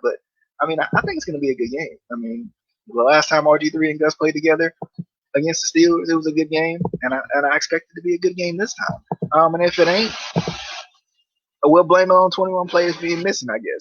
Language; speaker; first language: English; native; English